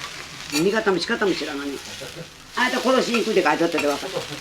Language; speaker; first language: Japanese; native; Japanese